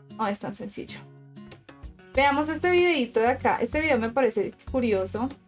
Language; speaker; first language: Spanish; native; Spanish